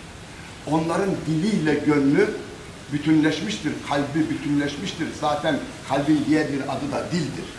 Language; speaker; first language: Turkish; native; Turkish